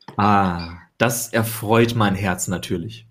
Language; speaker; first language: German; native; German